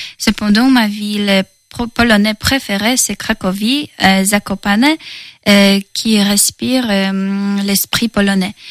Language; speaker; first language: French; non-native, fluent; Polish